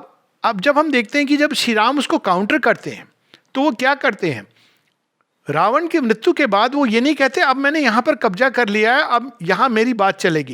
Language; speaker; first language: Hindi; native; Hindi